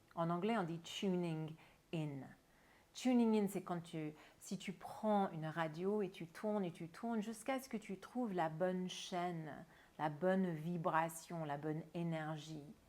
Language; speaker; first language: French; non-native, fluent; English